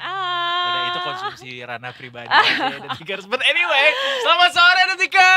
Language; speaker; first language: Indonesian; native; Indonesian